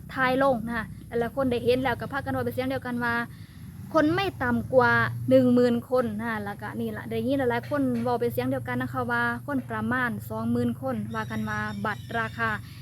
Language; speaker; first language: Thai; native; Thai